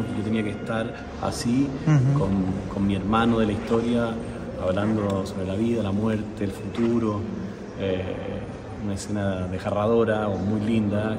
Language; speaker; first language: Spanish; native; Spanish